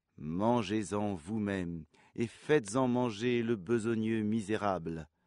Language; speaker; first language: French; native; French